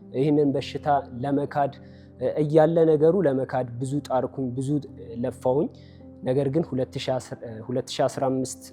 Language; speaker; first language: Amharic; native; Amharic